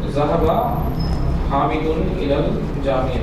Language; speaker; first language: Arabic; non-native, learner; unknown